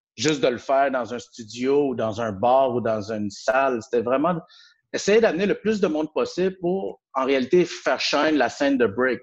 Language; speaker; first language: French; native; French